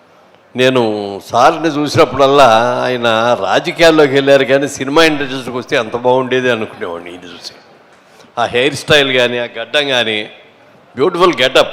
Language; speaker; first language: Telugu; native; Telugu